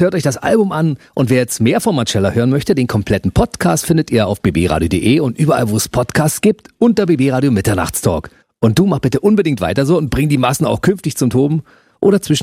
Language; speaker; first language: German; native; German